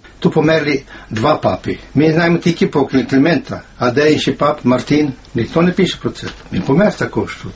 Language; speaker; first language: Ukrainian; non-native, fluent; Swedish